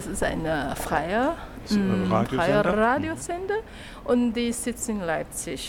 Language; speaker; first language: German; non-native, learner; Chinese